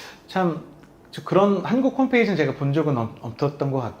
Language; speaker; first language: Korean; native; Korean